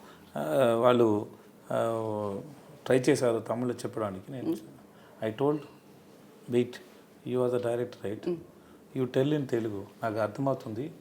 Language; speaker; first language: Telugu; non-native, learner; Tamil